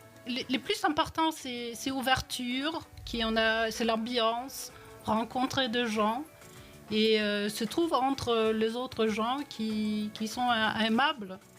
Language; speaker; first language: French; non-native, fluent; Norwegian